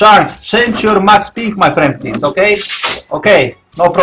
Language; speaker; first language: English; non-native, learner; Polish